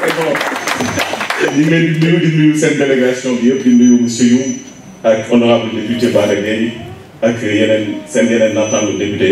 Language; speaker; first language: French; non-native, local second language; Wolof